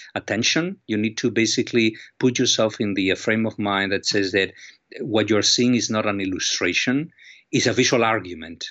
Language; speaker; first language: English; non-native, fluent; Spanish